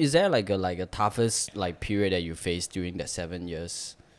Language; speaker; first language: English; non-native, local second language; Chinese